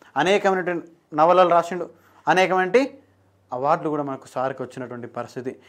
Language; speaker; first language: Telugu; native; Telugu